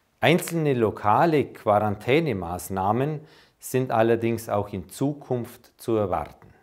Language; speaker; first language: German; native; German